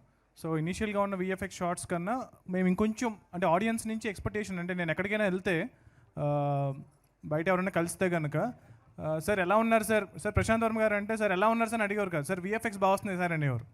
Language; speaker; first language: Telugu; native; Telugu